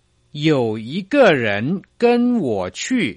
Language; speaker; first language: Chinese; non-native, fluent; Thai